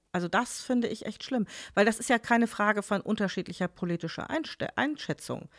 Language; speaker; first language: German; native; German